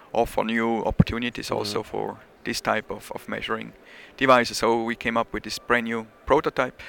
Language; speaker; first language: English; non-native, fluent; German